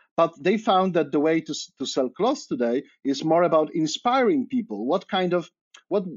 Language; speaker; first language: English; non-native, fluent; Polish